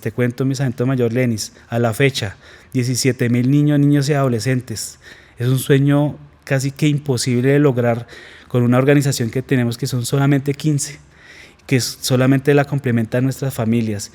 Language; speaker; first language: Spanish; native; Spanish